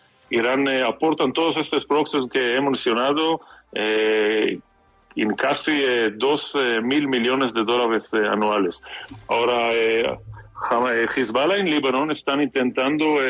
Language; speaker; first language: Spanish; non-native, fluent; Hebrew